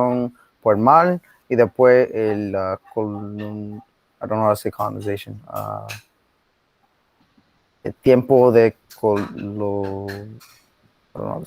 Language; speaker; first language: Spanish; non-native, learner; English